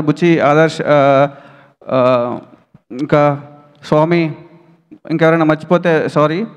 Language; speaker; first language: Telugu; native; Telugu